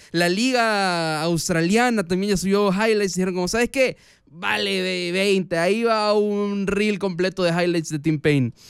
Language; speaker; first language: Spanish; native; Spanish